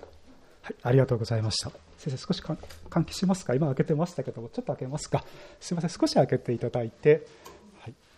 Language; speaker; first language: Japanese; native; Japanese